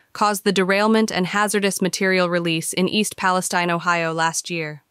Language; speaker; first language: English; native; English